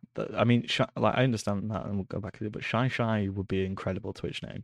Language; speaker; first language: English; native; English